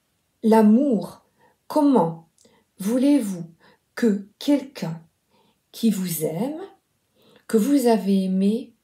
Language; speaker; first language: French; native; French